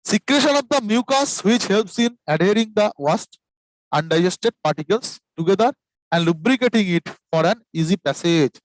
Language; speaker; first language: English; non-native, local second language; Bangla